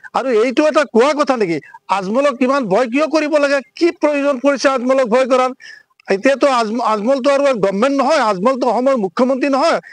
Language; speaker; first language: Assamese; non-native, local second language; Bangla